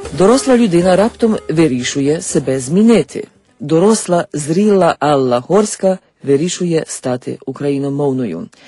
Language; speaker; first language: Ukrainian; native; Ukrainian